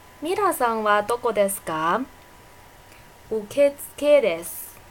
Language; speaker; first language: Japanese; non-native, fluent; Chinese